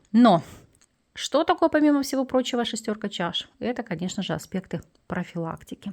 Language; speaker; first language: Russian; native; Russian